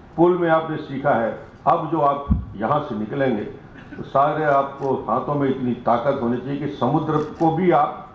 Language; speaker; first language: Hindi; native; Hindi